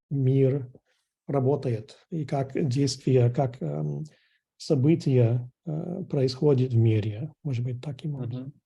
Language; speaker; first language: Russian; non-native, fluent; English